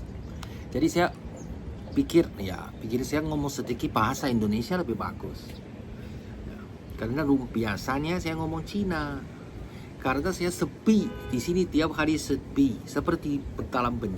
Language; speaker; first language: Indonesian; non-native, fluent; Chinese